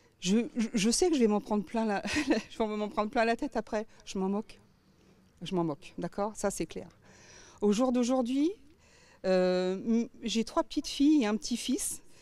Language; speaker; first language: French; native; French